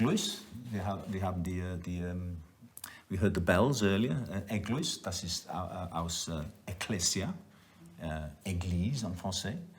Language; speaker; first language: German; non-native, learner; Welsh